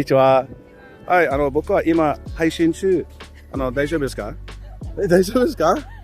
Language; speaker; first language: Japanese; non-native, learner; English